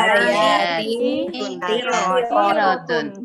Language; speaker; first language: Arabic; non-native, learner; Indonesian